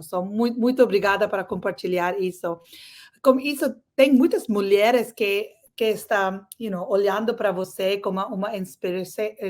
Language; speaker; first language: Portuguese; non-native, learner; English